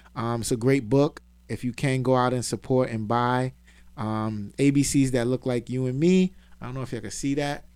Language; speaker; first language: English; native; English